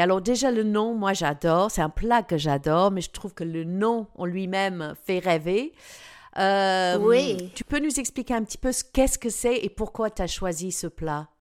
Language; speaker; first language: French; non-native, fluent; English